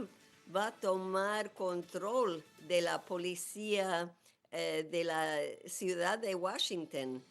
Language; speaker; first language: Spanish; non-native, fluent; English